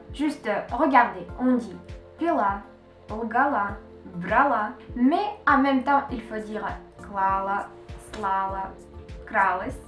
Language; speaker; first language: French; non-native, learner; Russian